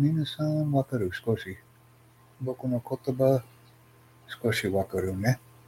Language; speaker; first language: Japanese; non-native, learner; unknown